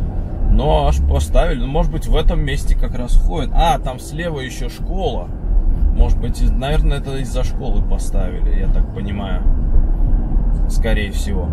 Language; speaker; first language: Russian; native; Russian